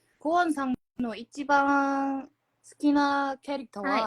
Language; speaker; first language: Japanese; non-native, learner; Korean